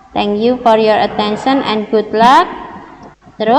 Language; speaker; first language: English; non-native, learner; Indonesian